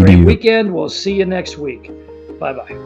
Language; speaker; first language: English; native; English